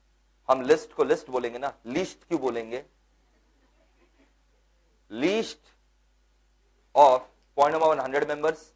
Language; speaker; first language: Hindi; non-native, local second language; Bangla